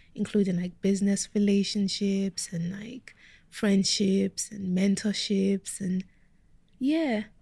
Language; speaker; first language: English; non-native, local second language; Yoruba